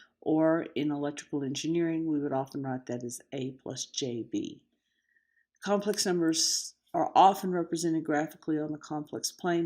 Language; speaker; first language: English; native; English